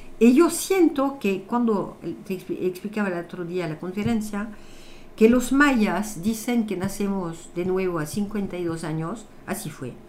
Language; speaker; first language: Spanish; non-native, fluent; French